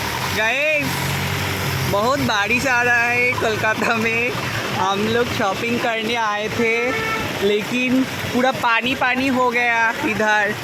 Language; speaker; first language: Hindi; non-native, local second language; Bangla